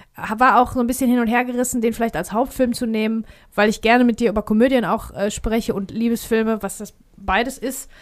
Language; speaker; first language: German; early bilingual, heritage; Greek